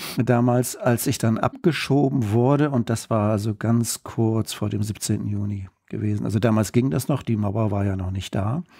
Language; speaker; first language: German; native; German